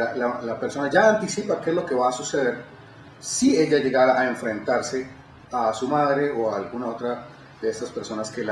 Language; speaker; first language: Spanish; native; Spanish